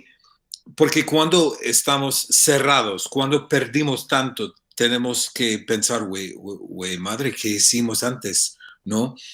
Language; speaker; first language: Spanish; non-native, fluent; English